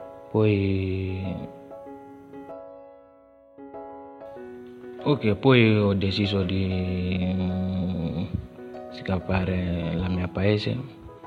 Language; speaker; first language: Italian; non-native, learner; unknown